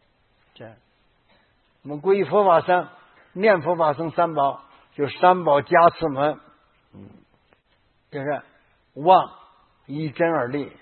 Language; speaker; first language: Chinese; native; Chinese